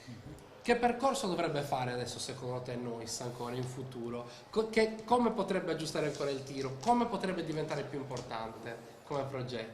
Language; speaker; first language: Italian; native; Italian